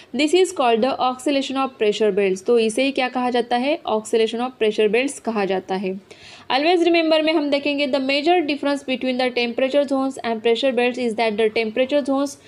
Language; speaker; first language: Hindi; non-native, local second language; Marathi